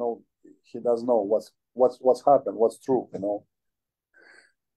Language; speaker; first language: English; non-native, learner; Ukrainian